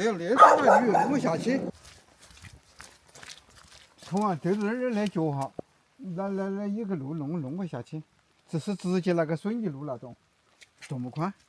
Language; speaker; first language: Chinese; native; Chinese